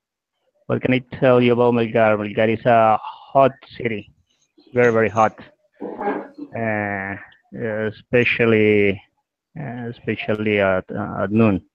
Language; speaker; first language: English; non-native, learner; Spanish